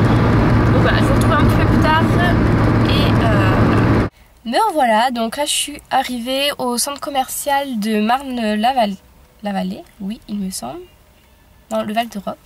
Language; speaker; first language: French; native; French